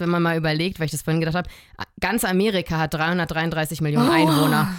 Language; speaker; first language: German; native; German